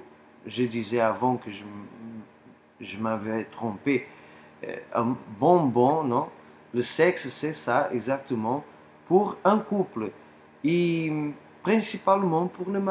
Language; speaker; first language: French; non-native, fluent; Portuguese